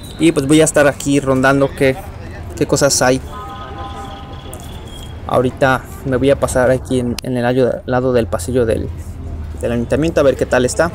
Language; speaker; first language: Spanish; native; Spanish